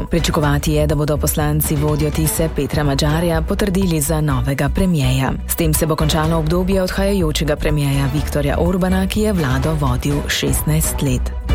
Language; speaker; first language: Slovenian; native; Slovenian